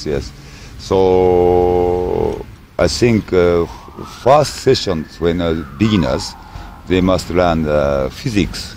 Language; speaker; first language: English; non-native, learner; Japanese